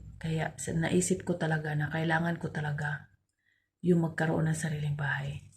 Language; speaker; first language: Filipino; non-native, local second language; Cebuano